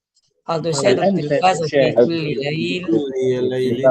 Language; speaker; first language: Arabic; non-native, learner; Indonesian